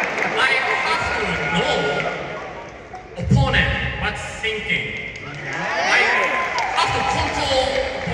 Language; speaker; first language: English; non-native, learner; Japanese